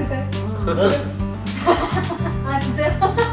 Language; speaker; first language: Korean; non-native, learner; Spanish